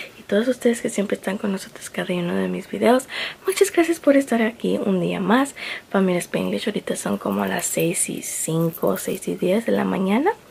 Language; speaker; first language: Spanish; early bilingual, heritage; Spanish